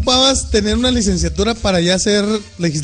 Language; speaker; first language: Spanish; native; Spanish